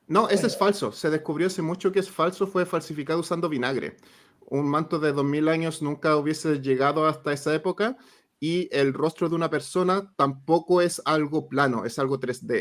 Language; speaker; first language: Spanish; native; Spanish